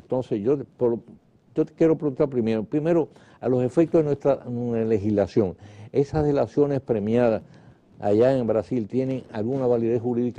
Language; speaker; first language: Spanish; native; Spanish